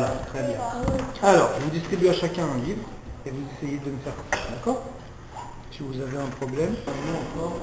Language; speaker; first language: French; native; French